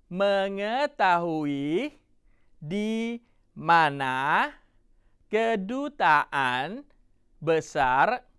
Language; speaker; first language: Indonesian; non-native, fluent; Thai